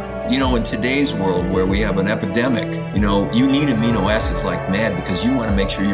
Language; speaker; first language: English; native; English